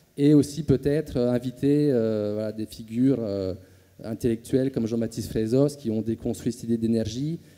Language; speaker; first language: French; native; French